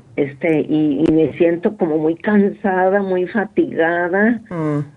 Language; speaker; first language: Spanish; native; Spanish